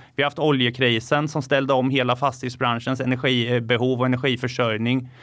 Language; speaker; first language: Swedish; native; Swedish